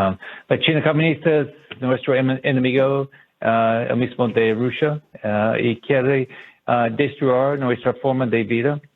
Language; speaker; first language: Spanish; non-native, learner; English